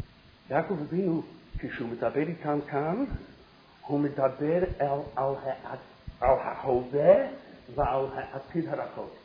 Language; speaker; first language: Hebrew; non-native, fluent; English